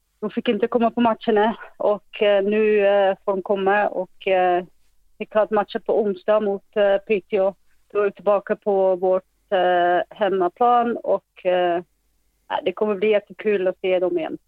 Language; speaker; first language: Swedish; non-native, fluent; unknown